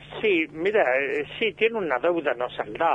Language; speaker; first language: Spanish; native; Spanish